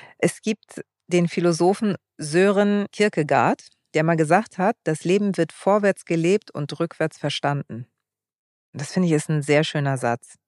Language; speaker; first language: German; early bilingual, other home language; Greek